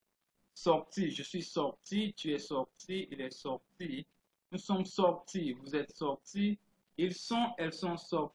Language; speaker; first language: French; non-native, fluent; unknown